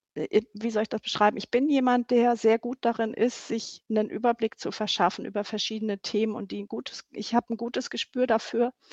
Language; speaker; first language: German; native; German